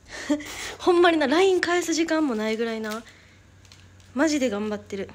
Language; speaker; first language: Japanese; native; Japanese